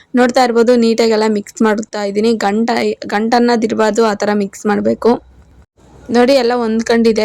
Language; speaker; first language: Kannada; non-native, local second language; Telugu